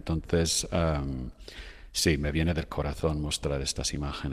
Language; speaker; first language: Spanish; non-native, fluent; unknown